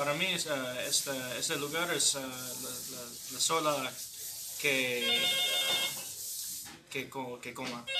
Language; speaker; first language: Spanish; non-native, learner; Indonesian